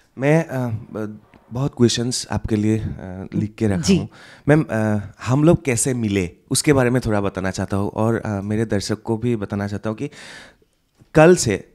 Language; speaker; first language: Hindi; non-native, local second language; Assamese